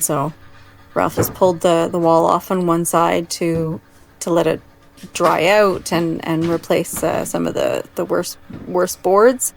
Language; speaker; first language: English; native; English